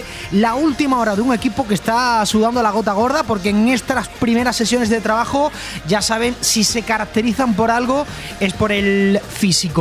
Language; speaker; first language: Spanish; native; Spanish